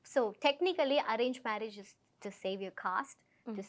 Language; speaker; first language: English; non-native, local second language; Tamil